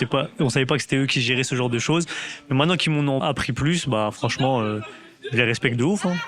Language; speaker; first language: French; native; French